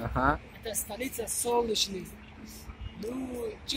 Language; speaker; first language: Russian; non-native, learner; Tajik